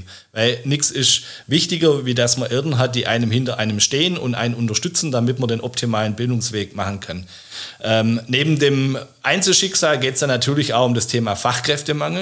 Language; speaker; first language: German; native; German